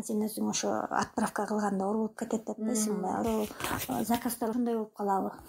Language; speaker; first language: Kyrgyz; native; Kyrgyz